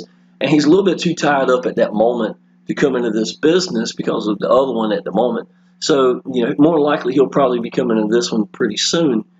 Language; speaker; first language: English; native; English